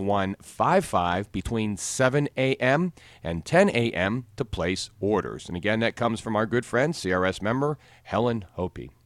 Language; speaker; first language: English; native; English